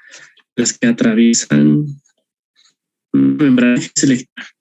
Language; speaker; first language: Spanish; native; Spanish